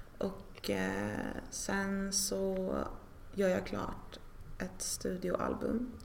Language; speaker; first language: Swedish; native; Swedish